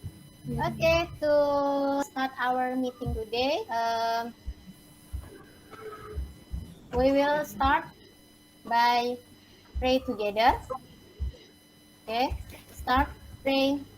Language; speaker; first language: English; non-native, learner; Indonesian